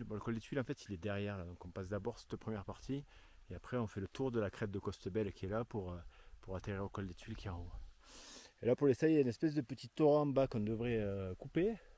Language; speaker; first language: French; native; French